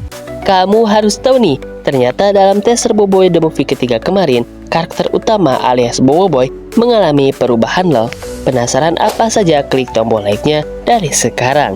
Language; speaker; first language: Indonesian; native; Indonesian